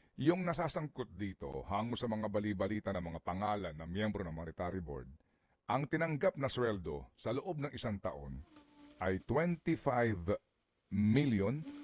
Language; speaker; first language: Filipino; native; Filipino